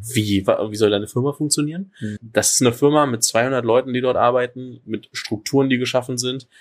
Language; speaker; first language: German; native; German